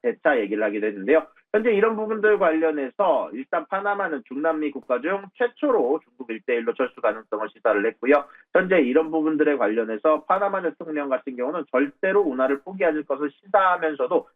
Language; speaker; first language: Korean; native; Korean